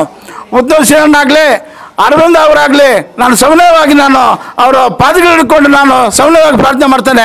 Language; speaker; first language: Kannada; native; Kannada